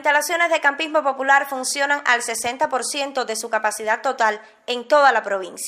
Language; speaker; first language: Spanish; native; Spanish